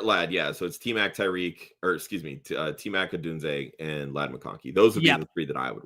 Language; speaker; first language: English; native; English